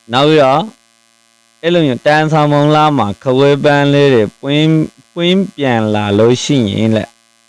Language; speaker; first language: Burmese; non-native, local second language; Rohingya